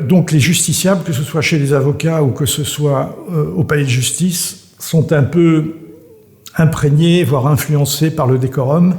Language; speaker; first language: French; native; French